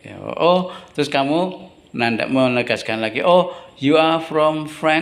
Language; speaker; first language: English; non-native, learner; Indonesian